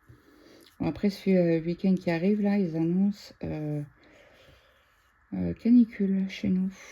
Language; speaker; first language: French; native; French